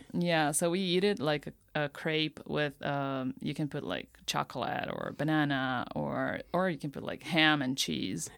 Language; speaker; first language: English; non-native, fluent; Portuguese